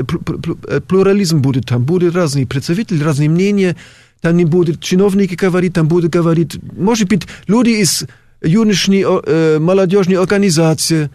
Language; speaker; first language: Russian; non-native, fluent; German